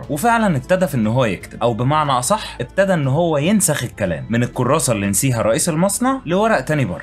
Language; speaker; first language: Arabic; native; Arabic